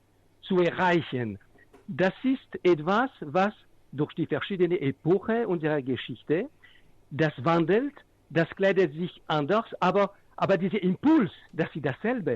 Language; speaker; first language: German; non-native, fluent; French